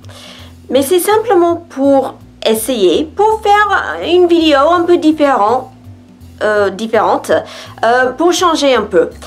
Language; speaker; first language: French; non-native, fluent; English